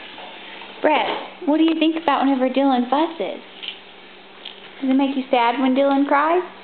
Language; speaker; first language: English; native; English